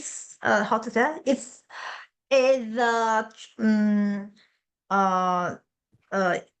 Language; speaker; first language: English; non-native, learner; Chinese